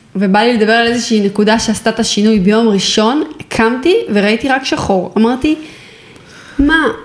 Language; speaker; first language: Hebrew; native; Hebrew